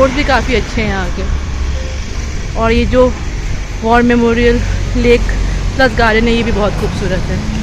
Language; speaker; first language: Hindi; native; Hindi